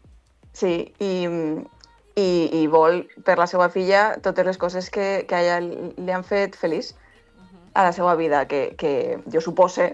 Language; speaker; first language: Catalan; non-native, local second language; Spanish